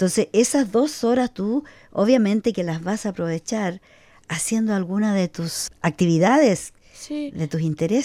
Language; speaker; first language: Spanish; native; Spanish